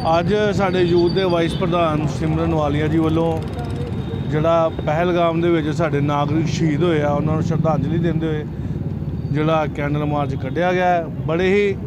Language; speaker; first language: Punjabi; native; Punjabi